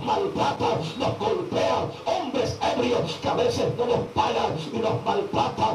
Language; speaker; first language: Spanish; native; Spanish